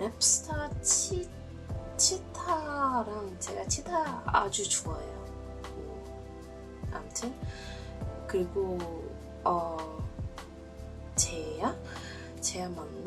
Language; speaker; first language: Korean; non-native, learner; Cantonese